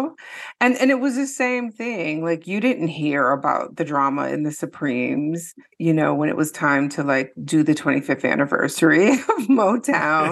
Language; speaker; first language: English; native; English